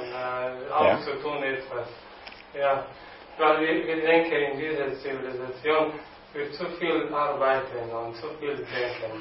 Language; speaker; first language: German; non-native, learner; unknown